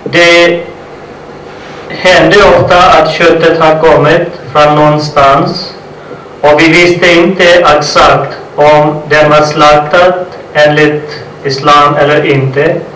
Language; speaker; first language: Swedish; non-native, fluent; Urdu